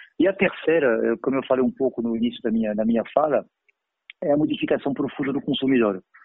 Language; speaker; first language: Portuguese; non-native, fluent; French